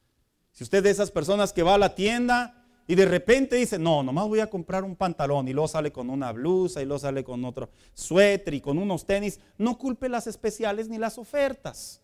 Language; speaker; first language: Spanish; native; Spanish